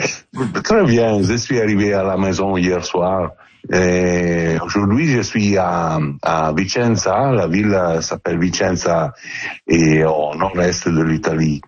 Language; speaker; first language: French; non-native, learner; Italian